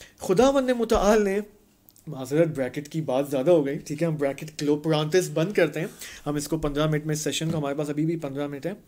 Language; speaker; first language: Urdu; native; Urdu